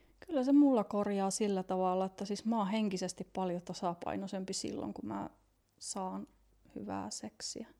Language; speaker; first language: Finnish; native; Finnish